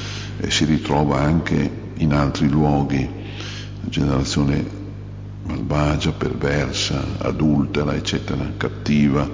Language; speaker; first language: Italian; native; Italian